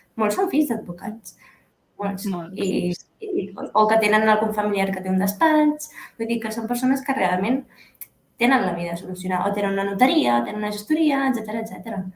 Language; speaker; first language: Catalan; early bilingual, other home language; Arabic